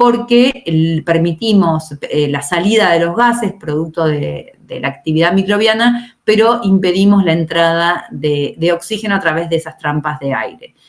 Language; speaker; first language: Spanish; native; Spanish